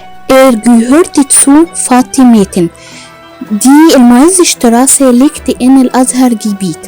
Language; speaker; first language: German; non-native, learner; Arabic